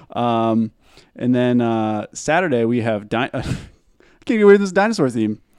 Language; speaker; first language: English; native; English